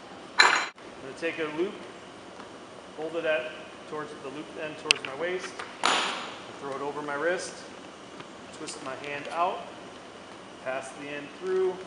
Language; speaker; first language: English; native; English